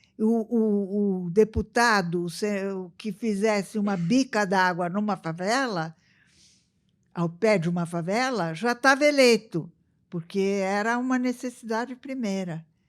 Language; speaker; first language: Portuguese; early bilingual, other home language; Italian